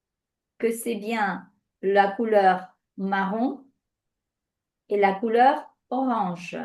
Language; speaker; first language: French; non-native, fluent; Spanish